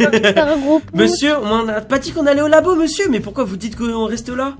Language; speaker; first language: French; native; French